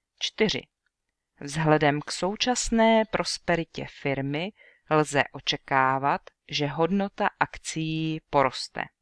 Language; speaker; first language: Czech; native; Czech